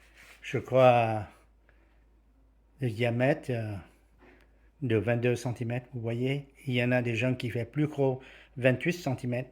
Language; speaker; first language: French; non-native, fluent; Vietnamese